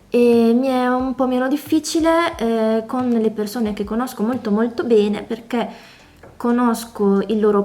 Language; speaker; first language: Italian; native; Italian